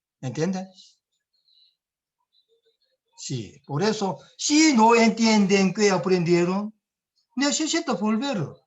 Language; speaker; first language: Spanish; non-native, learner; Korean